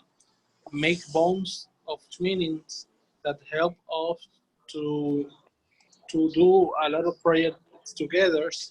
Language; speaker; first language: English; non-native, learner; Spanish